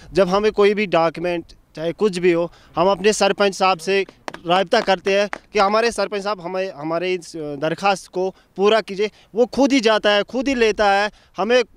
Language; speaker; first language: Hindi; non-native, local second language; Kashmiri